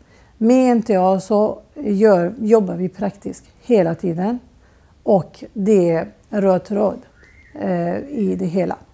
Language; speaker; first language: Swedish; non-native, fluent; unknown